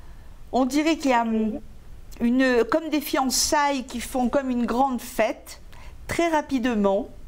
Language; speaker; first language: French; native; French